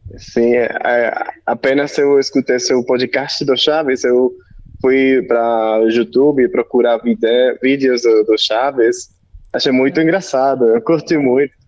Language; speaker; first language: Portuguese; non-native, learner; Spanish